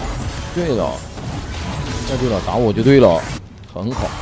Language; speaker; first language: Chinese; native; Chinese